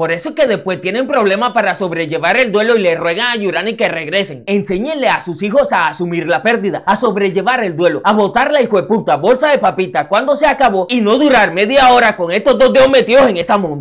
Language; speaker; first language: Spanish; native; Spanish